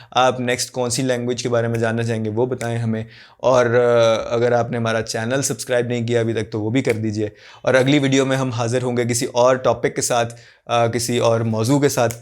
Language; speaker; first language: Urdu; non-native, local second language; Punjabi